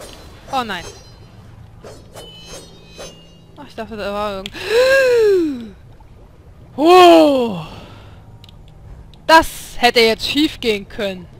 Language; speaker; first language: German; native; German